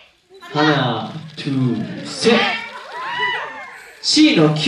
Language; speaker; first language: Korean; non-native, learner; Japanese